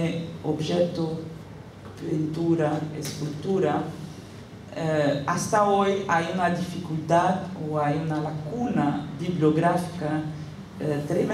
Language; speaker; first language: Spanish; non-native, fluent; Portuguese